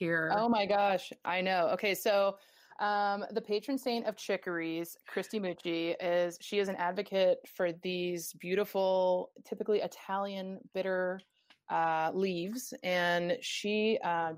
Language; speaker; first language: English; native; English